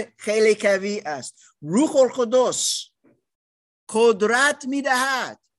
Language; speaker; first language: Persian; non-native, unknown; English